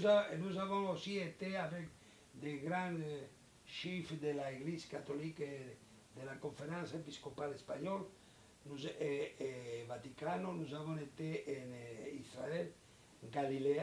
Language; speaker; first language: French; non-native, learner; Spanish